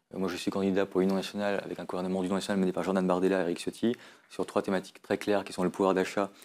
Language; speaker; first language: French; native; French